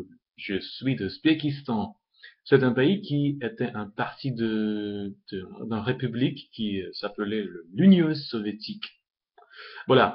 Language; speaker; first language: French; non-native, fluent; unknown